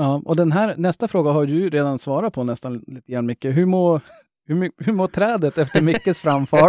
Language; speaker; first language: Swedish; native; Swedish